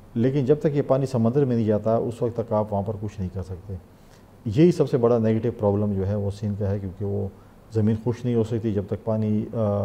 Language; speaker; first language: Urdu; non-native, local second language; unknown